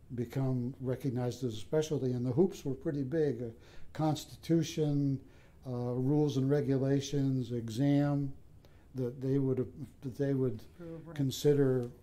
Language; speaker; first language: English; native; English